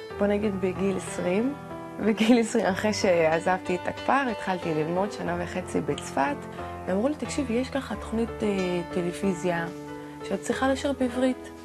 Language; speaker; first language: Hebrew; non-native, local second language; Arabic